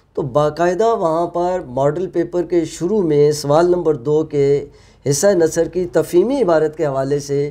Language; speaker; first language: Urdu; non-native, local second language; Punjabi